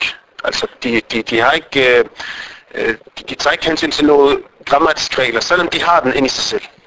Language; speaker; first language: Danish; non-native, fluent; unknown